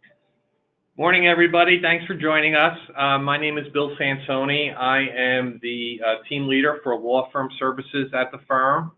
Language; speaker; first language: English; native; English